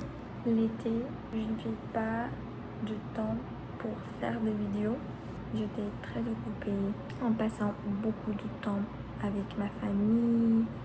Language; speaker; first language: French; non-native, learner; Spanish